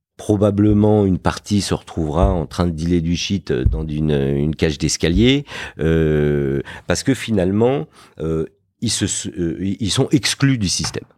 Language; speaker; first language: French; early bilingual, other home language; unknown